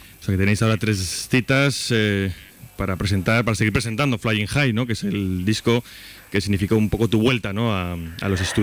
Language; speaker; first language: Spanish; native; Spanish